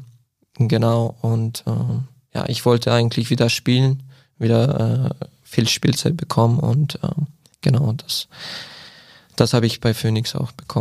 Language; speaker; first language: German; non-native, fluent; Croatian